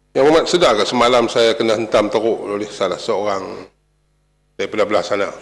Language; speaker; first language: Malay; non-native, local second language; Chinese